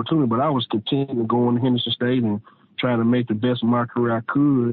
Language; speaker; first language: English; native; English